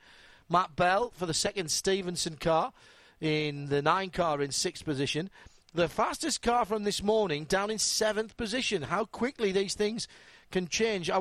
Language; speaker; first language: English; native; English